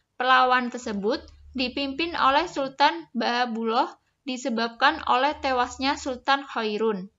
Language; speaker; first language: Indonesian; native; Indonesian